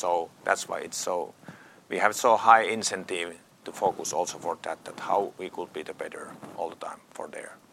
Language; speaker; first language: English; non-native, fluent; Finnish